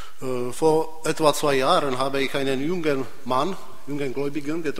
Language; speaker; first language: German; non-native, fluent; Czech